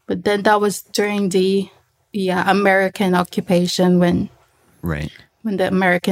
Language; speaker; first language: English; non-native, local second language; Filipino